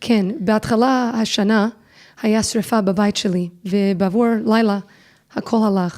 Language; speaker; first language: Hebrew; non-native, fluent; English